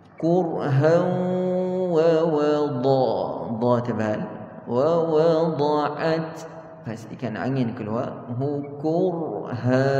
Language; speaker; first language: Malay; native; Malay